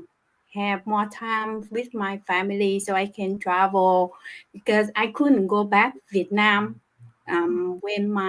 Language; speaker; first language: English; non-native, learner; Vietnamese